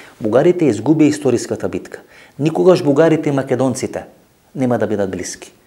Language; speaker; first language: Macedonian; native; Macedonian